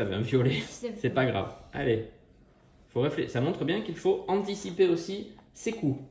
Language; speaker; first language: French; native; French